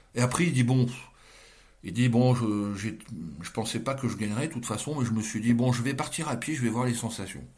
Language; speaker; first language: French; native; French